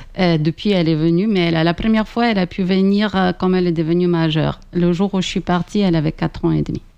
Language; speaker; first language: French; non-native, fluent; Ukrainian